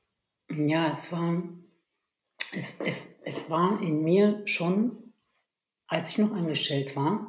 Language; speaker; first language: German; early bilingual, other home language; Turkish